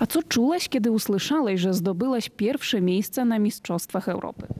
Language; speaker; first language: Polish; native; Polish